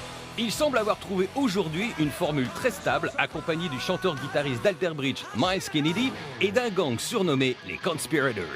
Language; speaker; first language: French; native; French